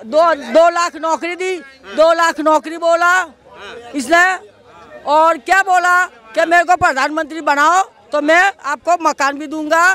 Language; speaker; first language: Hindi; non-native, local second language; Gujarati